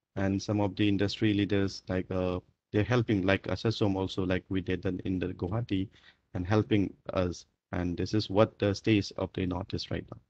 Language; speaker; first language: English; non-native, local second language; Manipuri